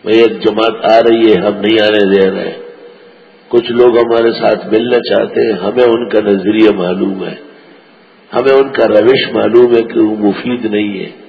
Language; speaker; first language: Urdu; non-native, local second language; Pashto